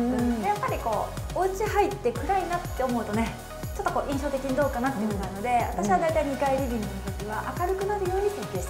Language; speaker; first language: Japanese; native; Japanese